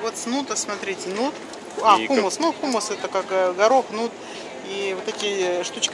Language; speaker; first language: Russian; native; Russian